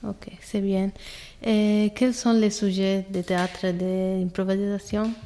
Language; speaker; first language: French; non-native, learner; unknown